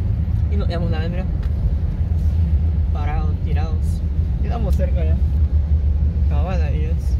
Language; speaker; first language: Spanish; native; Spanish